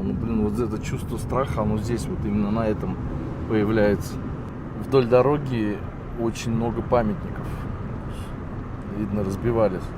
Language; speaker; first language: Russian; native; Russian